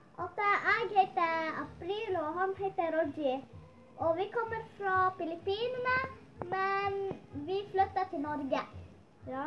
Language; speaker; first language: Norwegian; early bilingual, other home language; Cebuano